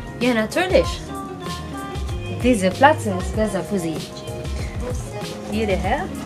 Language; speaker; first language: German; non-native, learner; Filipino